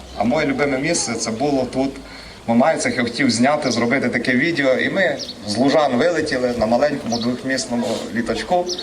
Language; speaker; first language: Ukrainian; native; Ukrainian